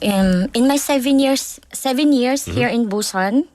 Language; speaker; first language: English; non-native, local second language; Filipino